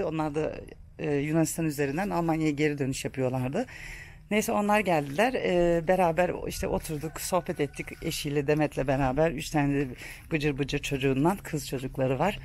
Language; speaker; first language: Turkish; early bilingual, heritage; Turkish